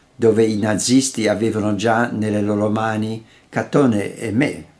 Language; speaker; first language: Italian; non-native, fluent; Dutch